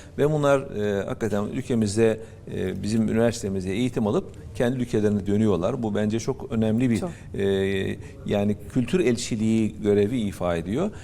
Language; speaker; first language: Turkish; native; Turkish